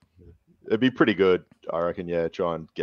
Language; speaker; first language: English; native; English